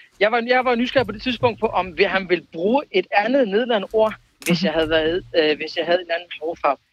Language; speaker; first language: Danish; early bilingual, other home language; Kurdish